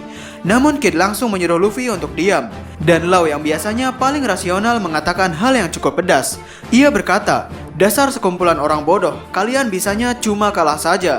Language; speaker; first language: Indonesian; native; Indonesian